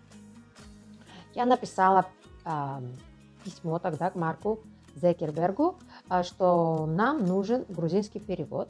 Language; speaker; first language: Russian; non-native, local second language; Georgian